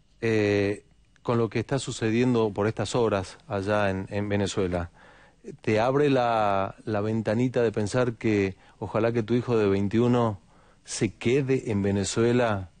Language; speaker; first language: Spanish; native; Spanish